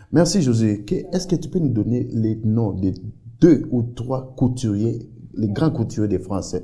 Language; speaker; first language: French; non-native, fluent; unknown